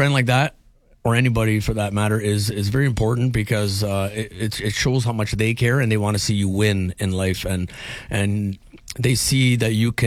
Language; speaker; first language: English; native; English